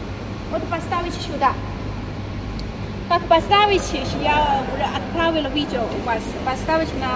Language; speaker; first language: Russian; non-native, learner; Chinese